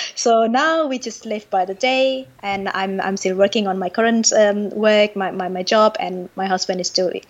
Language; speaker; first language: English; non-native, fluent; Indonesian